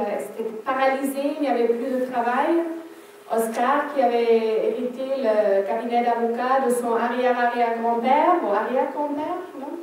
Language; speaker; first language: French; non-native, fluent; German